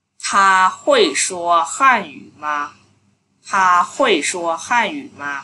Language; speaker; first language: Chinese; non-native, fluent; Vietnamese